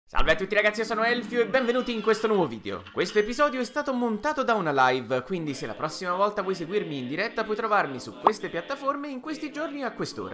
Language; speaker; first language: Italian; native; Italian